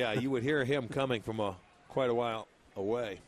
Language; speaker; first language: English; native; English